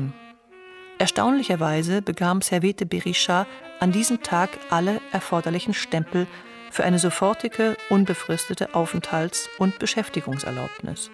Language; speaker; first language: German; native; German